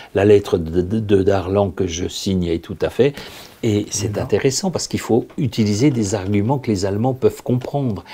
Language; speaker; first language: French; native; French